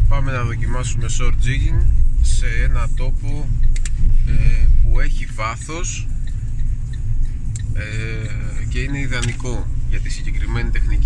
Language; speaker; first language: Greek; native; Greek